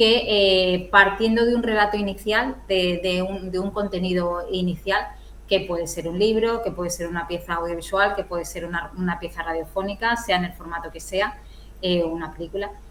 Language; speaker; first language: Spanish; native; Spanish